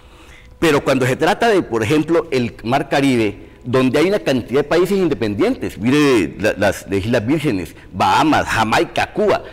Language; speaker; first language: Spanish; native; Spanish